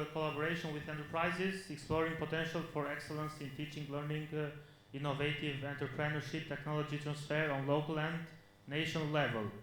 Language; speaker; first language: English; non-native, fluent; Albanian